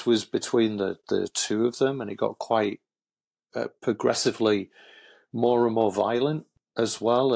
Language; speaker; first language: English; native; English